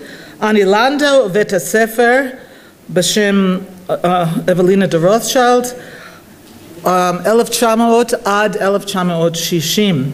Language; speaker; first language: Hebrew; non-native, fluent; English